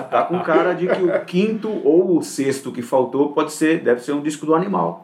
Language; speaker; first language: Portuguese; native; Portuguese